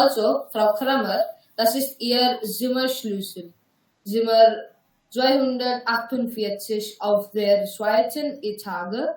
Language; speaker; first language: German; non-native, learner; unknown